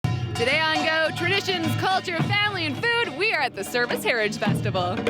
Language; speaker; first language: English; native; English